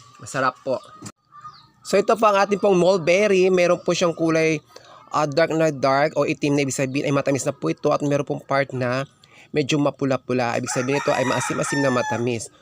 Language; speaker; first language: Filipino; non-native, local second language; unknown